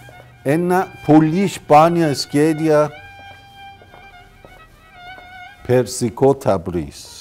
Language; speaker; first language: Greek; non-native, learner; Persian